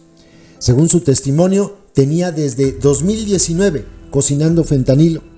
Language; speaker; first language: Spanish; native; Spanish